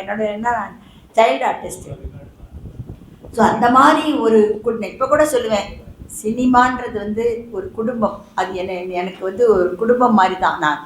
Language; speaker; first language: Tamil; native; Tamil